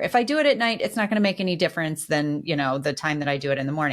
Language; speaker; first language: English; native; English